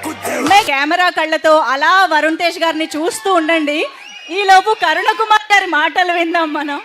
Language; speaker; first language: Telugu; native; Telugu